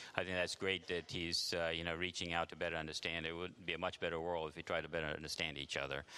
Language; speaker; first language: English; early bilingual, other home language; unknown